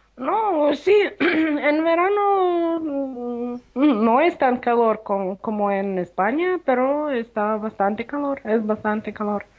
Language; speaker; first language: Spanish; non-native, learner; Ukrainian